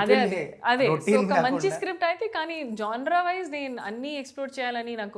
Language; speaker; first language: Telugu; non-native, local second language; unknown